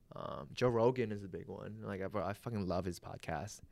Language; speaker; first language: English; early bilingual, other home language; Vietnamese